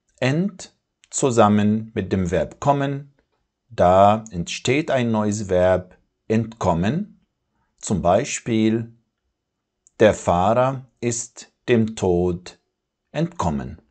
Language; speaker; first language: German; non-native, fluent; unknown